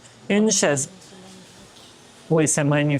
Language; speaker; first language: French; non-native, fluent; Portuguese